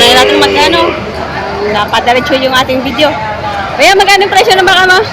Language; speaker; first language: Filipino; native; Filipino